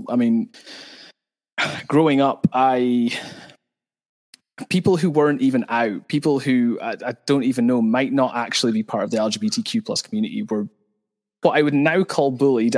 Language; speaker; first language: English; native; English